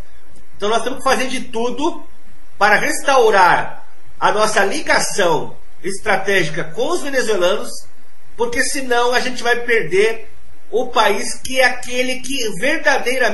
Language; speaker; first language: Portuguese; native; Portuguese